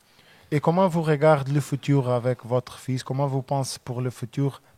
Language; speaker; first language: French; non-native, learner; Portuguese